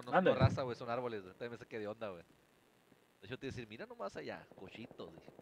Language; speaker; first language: Spanish; native; Spanish